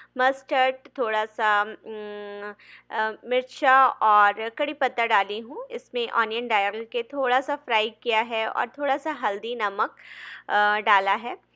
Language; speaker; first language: Hindi; non-native, local second language; Bangla